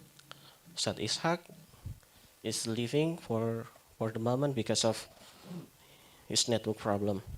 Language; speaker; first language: English; non-native, fluent; Indonesian